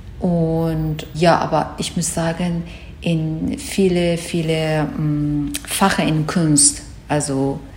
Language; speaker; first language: German; non-native, learner; Persian